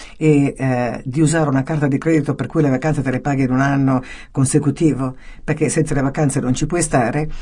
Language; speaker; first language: Italian; native; Italian